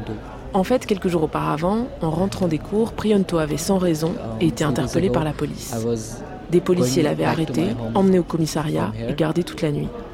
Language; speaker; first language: French; native; French